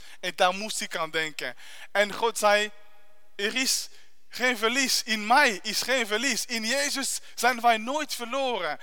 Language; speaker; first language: Dutch; non-native, fluent; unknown